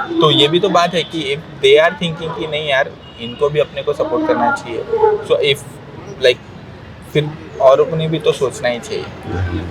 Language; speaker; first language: Hindi; non-native, local second language; Marathi